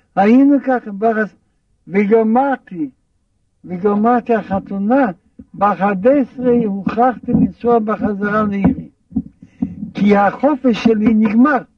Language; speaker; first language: Hebrew; non-native, fluent; Russian